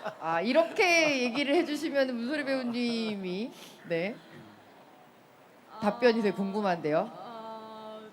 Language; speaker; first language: Korean; native; Korean